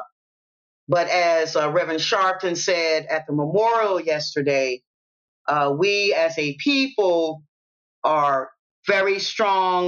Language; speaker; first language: English; native; English